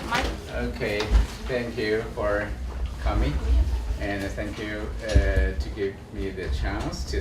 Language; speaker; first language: English; non-native, learner; Chinese